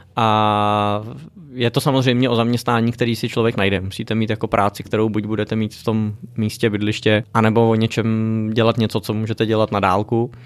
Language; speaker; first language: Czech; native; Czech